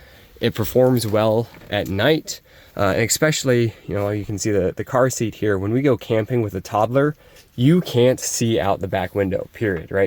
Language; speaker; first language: English; native; English